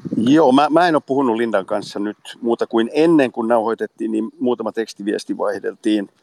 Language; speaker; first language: Finnish; non-native, local second language; Swedish